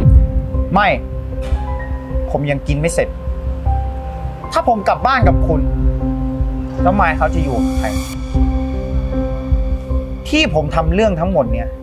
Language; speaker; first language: Thai; native; Thai